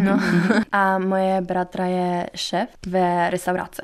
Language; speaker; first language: Czech; non-native, learner; Italian